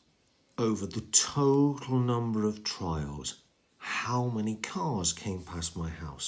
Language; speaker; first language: English; native; English